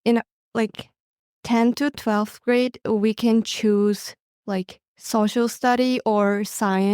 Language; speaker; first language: English; non-native, learner; Mongolian